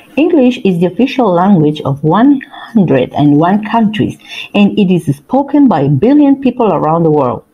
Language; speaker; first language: English; non-native, fluent; Spanish